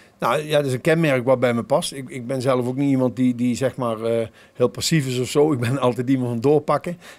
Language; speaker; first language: Dutch; native; Dutch